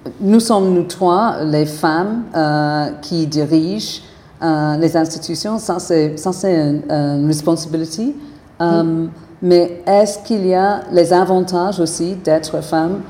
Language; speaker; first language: French; non-native, fluent; English